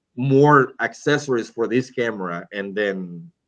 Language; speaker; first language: English; non-native, fluent; Spanish